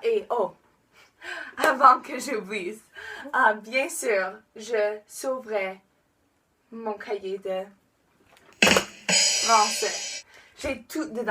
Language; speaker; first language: French; non-native, learner; English